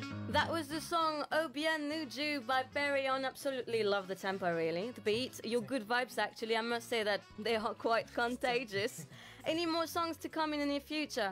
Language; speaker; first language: English; non-native, local second language; Morisyen